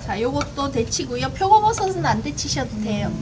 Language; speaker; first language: Korean; native; Korean